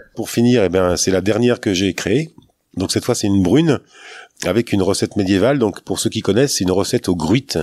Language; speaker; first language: French; native; French